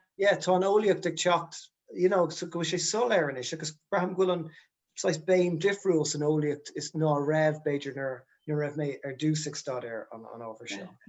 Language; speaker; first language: Irish; non-native, local second language; English